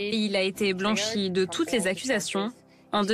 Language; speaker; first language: French; native; French